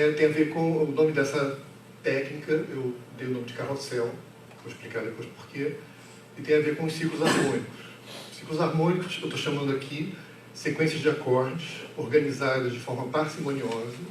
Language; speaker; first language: Portuguese; native; Portuguese